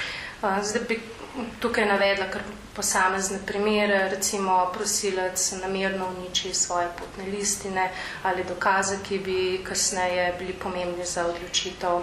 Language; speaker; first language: Slovenian; native; Slovenian